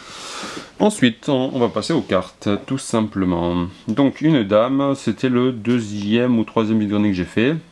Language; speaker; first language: French; native; French